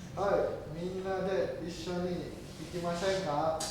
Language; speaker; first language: Japanese; non-native, learner; Indonesian